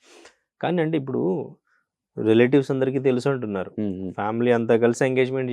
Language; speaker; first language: Telugu; native; Telugu